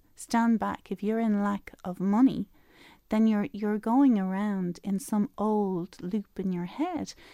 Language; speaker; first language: English; native; English